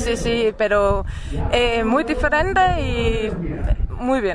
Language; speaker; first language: Spanish; non-native, learner; Danish